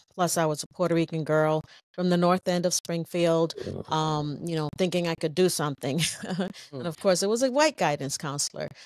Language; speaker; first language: English; native; English